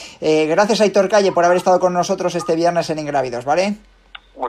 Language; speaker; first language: Spanish; native; Spanish